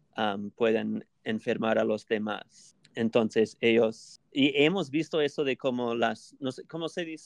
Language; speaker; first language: Spanish; non-native, fluent; English